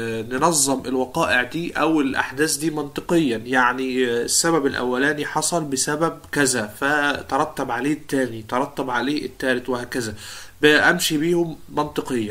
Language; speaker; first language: Arabic; native; Arabic